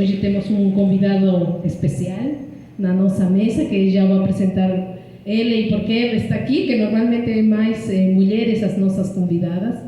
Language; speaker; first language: Portuguese; non-native, fluent; Spanish